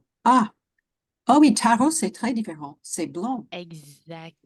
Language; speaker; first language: French; non-native, fluent; English